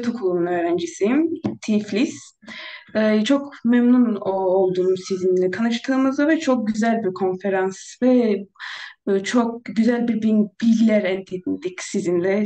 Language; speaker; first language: Turkish; non-native, learner; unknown